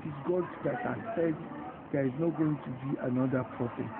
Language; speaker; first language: English; non-native, local second language; Yoruba